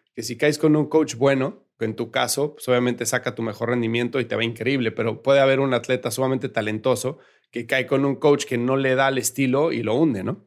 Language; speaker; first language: Spanish; native; Spanish